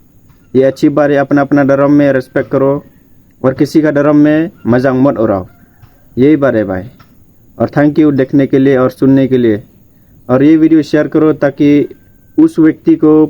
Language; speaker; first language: Hindi; non-native, local second language; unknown